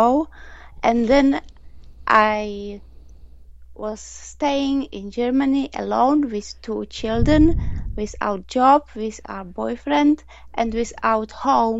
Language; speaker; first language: English; non-native, learner; Czech